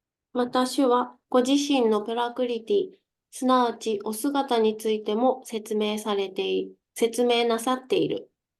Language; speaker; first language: Japanese; native; Japanese